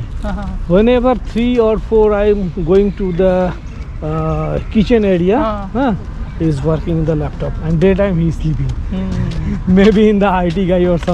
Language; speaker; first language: English; non-native, local second language; Bangla